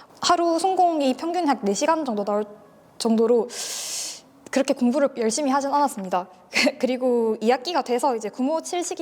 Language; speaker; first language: Korean; native; Korean